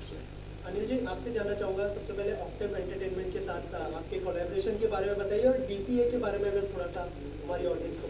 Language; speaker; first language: Hindi; native; Hindi